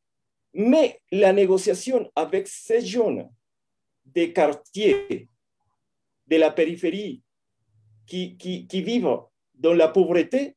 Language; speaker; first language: French; non-native, fluent; Spanish